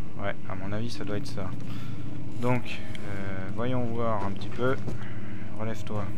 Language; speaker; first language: French; native; French